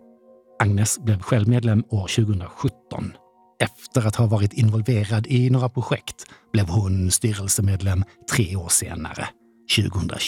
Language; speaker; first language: Swedish; native; Swedish